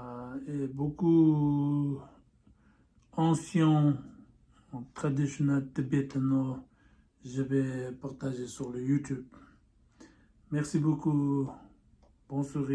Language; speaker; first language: French; non-native, learner; Tibetan